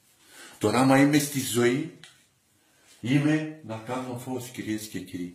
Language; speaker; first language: Greek; non-native, learner; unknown